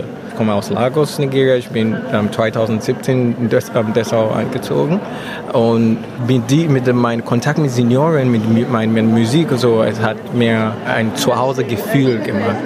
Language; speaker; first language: German; non-native, learner; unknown